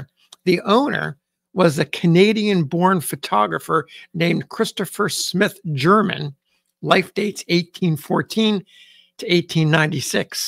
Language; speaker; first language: English; native; English